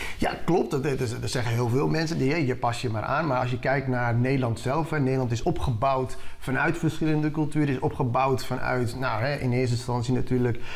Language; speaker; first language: Dutch; early bilingual, other home language; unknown